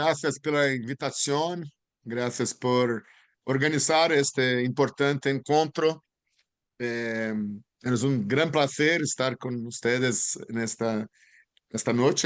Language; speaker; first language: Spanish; non-native, learner; Portuguese